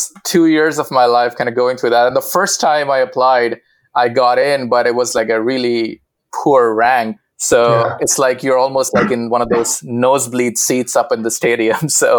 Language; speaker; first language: English; non-native, local second language; Hindi